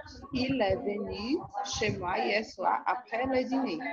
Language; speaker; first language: French; non-native, learner; Portuguese